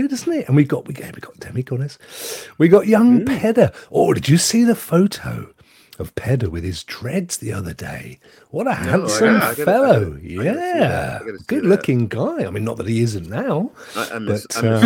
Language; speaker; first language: English; native; English